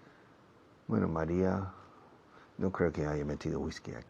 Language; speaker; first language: Spanish; non-native, fluent; English